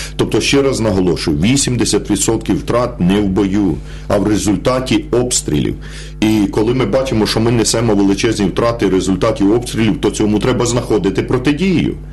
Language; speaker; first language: Ukrainian; native; Ukrainian